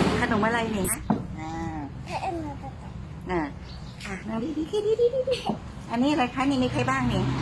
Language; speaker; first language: Thai; native; Thai